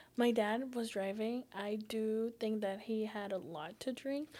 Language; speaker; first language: English; non-native, fluent; Portuguese